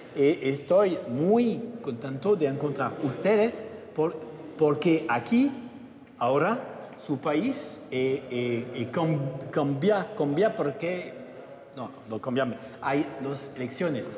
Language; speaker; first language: Spanish; non-native, learner; French